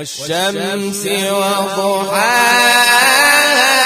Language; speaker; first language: Arabic; native; Arabic